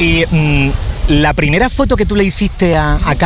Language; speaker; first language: Spanish; native; Spanish